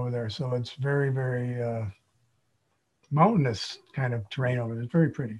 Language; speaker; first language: English; native; English